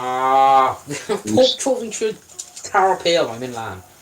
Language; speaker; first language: Welsh; non-native, local second language; English